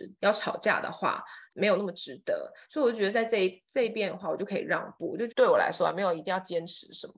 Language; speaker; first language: Chinese; non-native, fluent; Thai